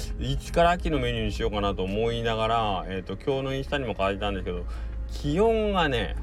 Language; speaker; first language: Japanese; native; Japanese